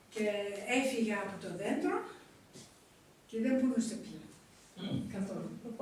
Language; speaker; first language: Greek; non-native, learner; English